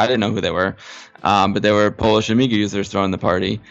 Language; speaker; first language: English; native; English